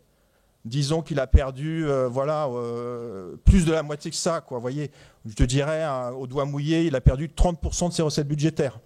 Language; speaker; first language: French; native; French